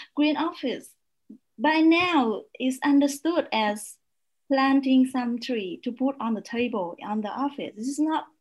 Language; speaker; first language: English; non-native, fluent; Vietnamese